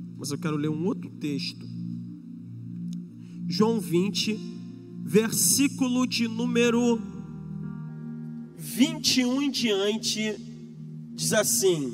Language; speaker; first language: Portuguese; native; Portuguese